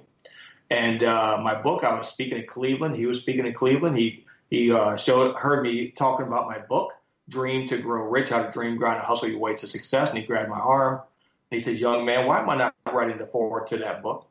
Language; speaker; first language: English; native; English